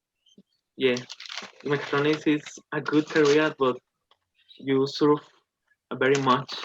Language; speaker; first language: English; non-native, learner; Spanish